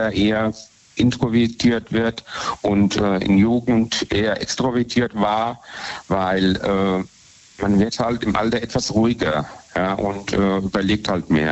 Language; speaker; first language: German; native; German